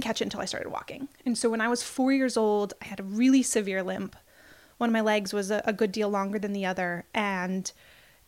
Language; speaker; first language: English; native; English